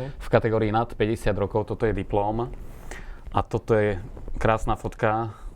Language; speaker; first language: Slovak; native; Slovak